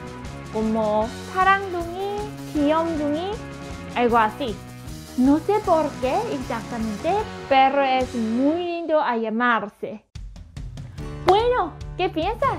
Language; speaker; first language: Spanish; non-native, learner; Korean